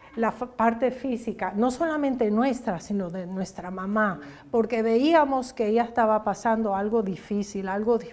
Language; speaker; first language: Spanish; early bilingual, heritage; Spanish